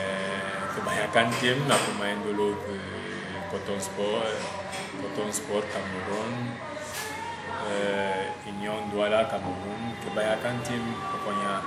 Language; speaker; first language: Indonesian; non-native, fluent; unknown